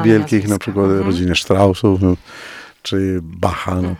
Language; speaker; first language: Polish; non-native, fluent; Spanish